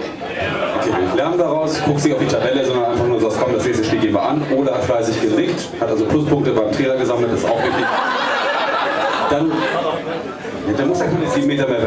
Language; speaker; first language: German; native; German